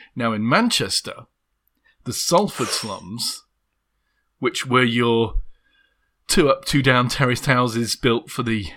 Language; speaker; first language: English; native; English